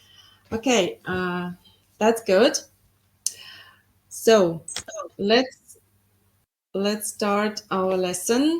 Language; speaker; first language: English; non-native, fluent; Russian